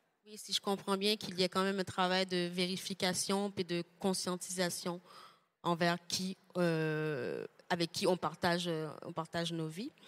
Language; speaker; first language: French; native; French